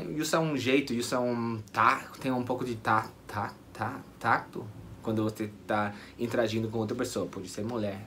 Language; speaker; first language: Portuguese; non-native, fluent; English